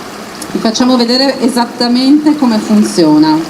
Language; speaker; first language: Italian; native; Italian